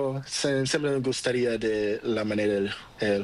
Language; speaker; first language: Spanish; non-native, learner; Portuguese